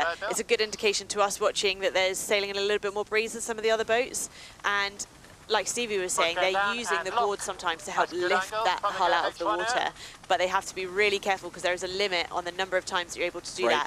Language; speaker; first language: English; native; English